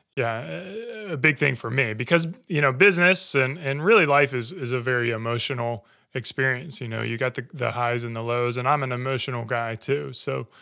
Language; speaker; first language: English; native; English